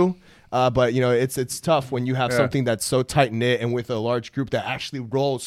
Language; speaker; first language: English; native; English